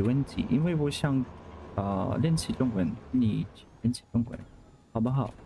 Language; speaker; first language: Chinese; non-native, learner; Russian